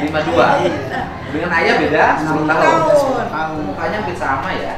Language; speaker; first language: Indonesian; native; Indonesian